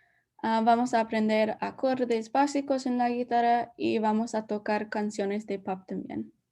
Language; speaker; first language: Spanish; early bilingual, heritage; Spanish